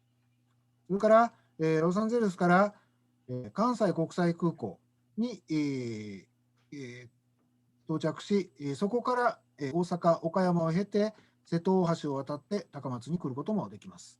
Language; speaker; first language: Japanese; native; Japanese